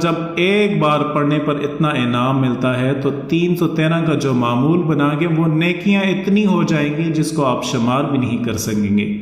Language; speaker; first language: Urdu; non-native, local second language; Northern Hindko